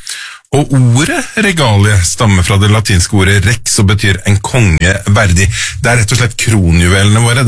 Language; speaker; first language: Norwegian; native; Norwegian